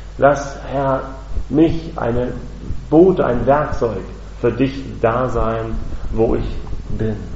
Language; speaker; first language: German; non-native, fluent; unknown